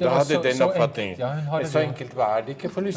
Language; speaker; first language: Norwegian; early bilingual, heritage; Norwegian